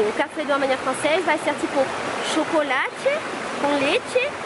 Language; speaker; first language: Portuguese; non-native, fluent; French